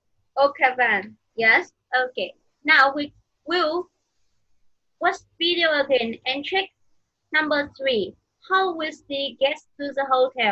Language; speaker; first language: English; non-native, fluent; Vietnamese